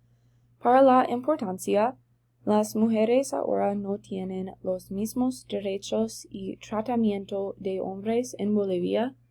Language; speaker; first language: Spanish; non-native, learner; English